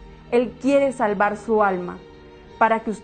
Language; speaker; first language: Spanish; native; Spanish